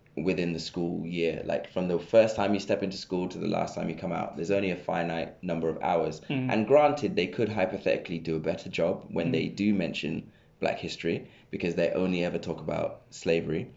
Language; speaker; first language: English; native; English